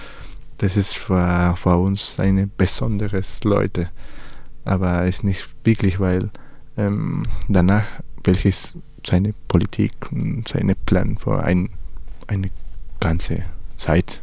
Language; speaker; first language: German; non-native, learner; Spanish